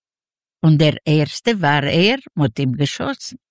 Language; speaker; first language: German; non-native, learner; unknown